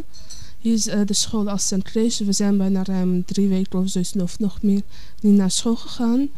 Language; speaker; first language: Dutch; early bilingual, other home language; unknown